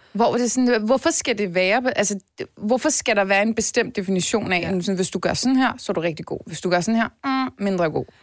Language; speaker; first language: Danish; early bilingual, other home language; Turkish